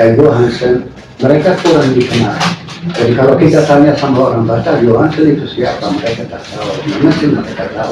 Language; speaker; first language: Indonesian; non-native, fluent; German